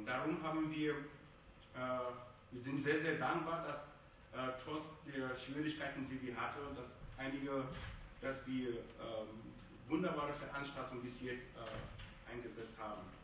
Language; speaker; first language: German; non-native, fluent; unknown